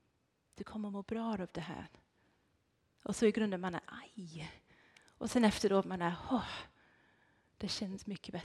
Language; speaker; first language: Swedish; non-native, fluent; English